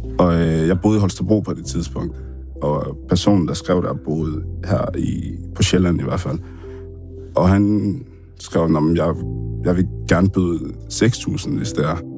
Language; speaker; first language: Danish; early bilingual, other home language; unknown